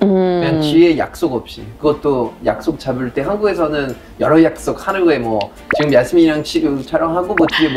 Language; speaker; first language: Korean; non-native, fluent; French